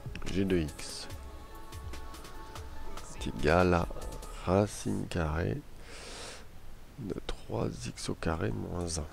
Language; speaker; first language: French; native; French